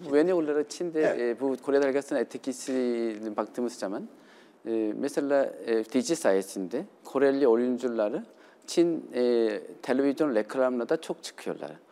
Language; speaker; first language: Turkish; non-native, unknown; Korean